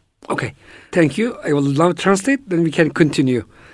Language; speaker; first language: English; non-native, fluent; Turkish